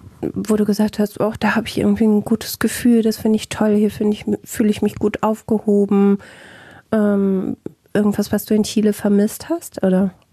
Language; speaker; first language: German; native; German